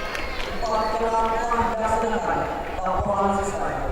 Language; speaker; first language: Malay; non-native, local second language; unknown